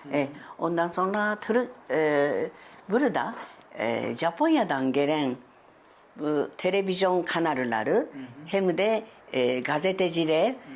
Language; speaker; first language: Turkish; non-native, fluent; Japanese